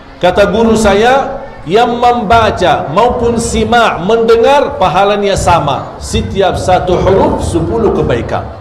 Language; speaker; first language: Indonesian; non-native, fluent; Arabic